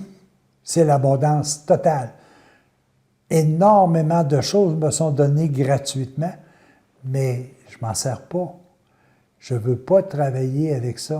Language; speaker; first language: French; native; French